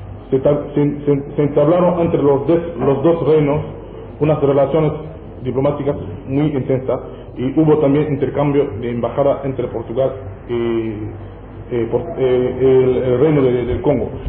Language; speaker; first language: Spanish; non-native, fluent; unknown